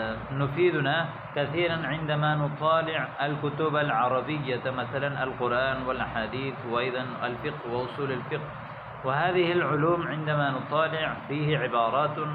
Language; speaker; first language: Arabic; non-native, fluent; Urdu